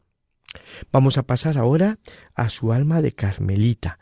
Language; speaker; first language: Spanish; native; Spanish